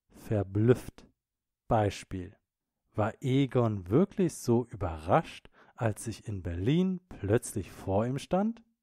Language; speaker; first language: German; native; German